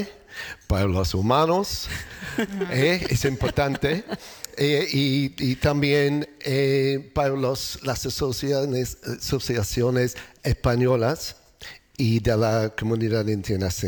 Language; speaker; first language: Spanish; non-native, learner; English